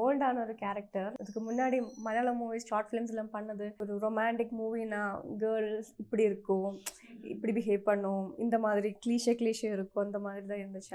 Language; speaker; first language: Tamil; non-native, learner; Malayalam